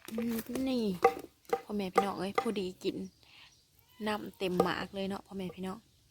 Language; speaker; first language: Thai; native; Thai